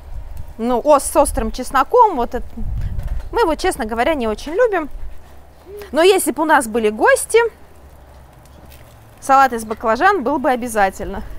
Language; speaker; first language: Russian; native; Russian